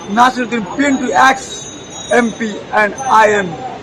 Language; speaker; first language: English; non-native, local second language; Bangla